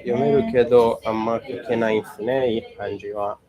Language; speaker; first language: Japanese; non-native, learner; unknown